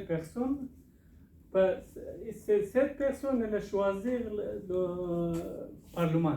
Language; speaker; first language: French; non-native, learner; Persian